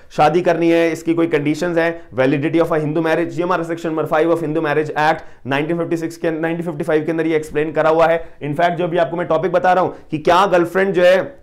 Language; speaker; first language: Hindi; native; Hindi